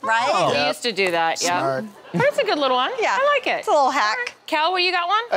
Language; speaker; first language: English; native; English